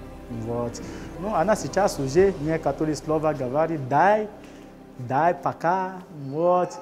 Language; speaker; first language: Russian; non-native, learner; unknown